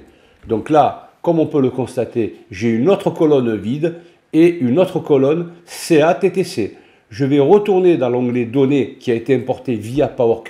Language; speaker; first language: French; native; French